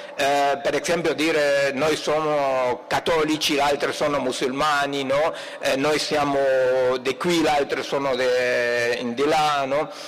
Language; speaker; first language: Italian; non-native, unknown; Spanish